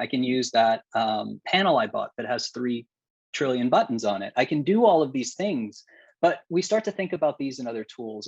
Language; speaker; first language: English; native; English